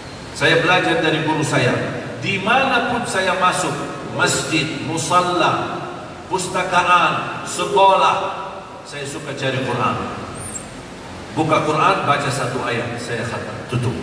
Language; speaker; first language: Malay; non-native, fluent; Arabic